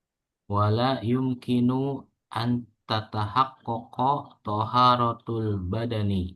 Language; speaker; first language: Arabic; non-native, fluent; Indonesian